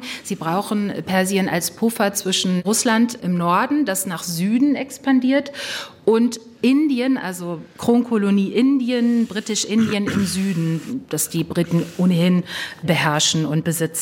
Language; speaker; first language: German; native; German